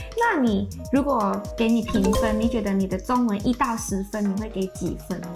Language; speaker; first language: Chinese; non-native, local second language; Cantonese